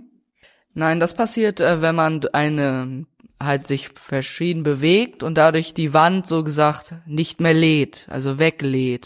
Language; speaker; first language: German; native; German